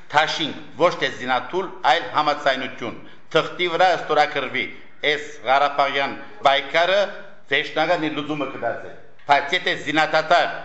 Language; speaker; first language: Armenian; early bilingual, heritage; Armenian